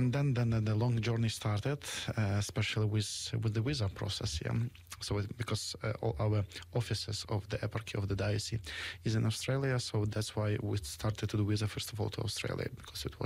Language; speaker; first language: English; non-native, fluent; Ukrainian